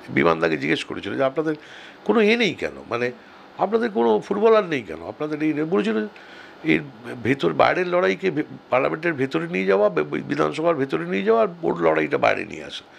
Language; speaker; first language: Bangla; native; Bangla